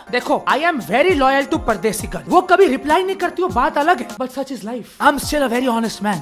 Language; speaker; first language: Hindi; native; Hindi